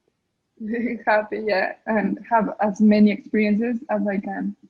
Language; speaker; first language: English; non-native, learner; Spanish